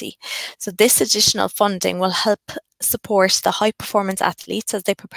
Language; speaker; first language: English; native; English